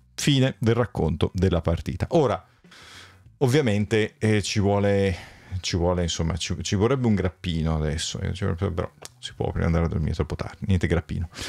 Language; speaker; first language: Italian; native; Italian